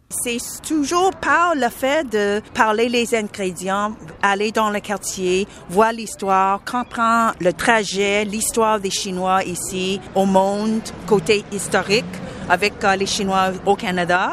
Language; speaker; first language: French; non-native, local second language; English